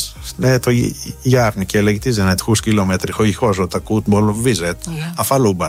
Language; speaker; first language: Hungarian; non-native, learner; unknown